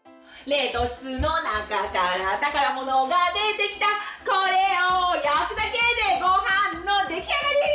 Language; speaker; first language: Japanese; native; Japanese